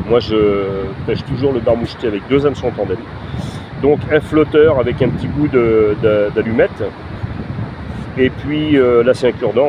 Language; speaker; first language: French; native; French